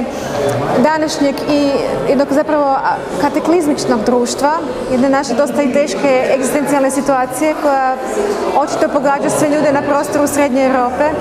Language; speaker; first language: Croatian; native; Croatian